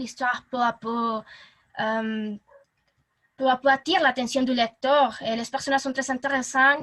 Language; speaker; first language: French; non-native, learner; Spanish